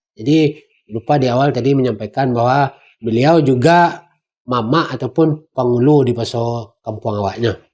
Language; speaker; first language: Malay; non-native, local second language; Minangkabau